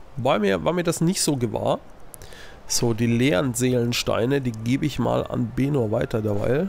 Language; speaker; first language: German; native; German